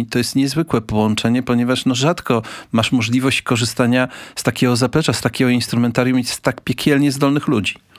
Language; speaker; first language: Polish; native; Polish